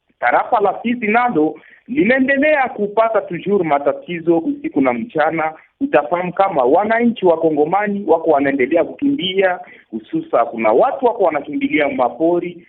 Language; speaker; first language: Swahili; native; Swahili